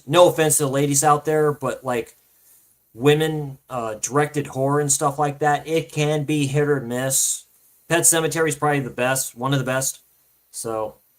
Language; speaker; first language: English; native; English